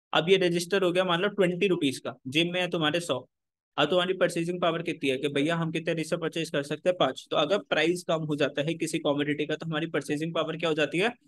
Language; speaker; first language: Hindi; native; Hindi